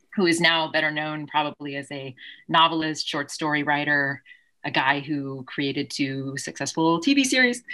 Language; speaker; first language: English; native; English